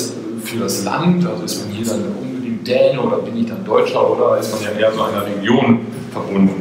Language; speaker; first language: German; native; German